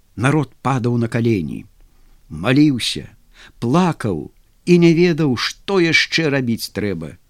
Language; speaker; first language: Belarusian; native; Belarusian